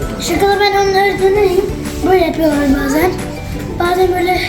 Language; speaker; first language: Turkish; early bilingual, heritage; Turkish